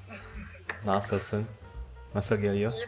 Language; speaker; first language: Turkish; non-native, learner; Indonesian